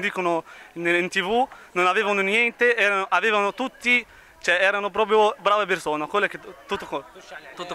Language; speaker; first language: Italian; non-native, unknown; Arabic